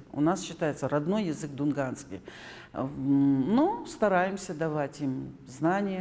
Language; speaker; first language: Russian; non-native, local second language; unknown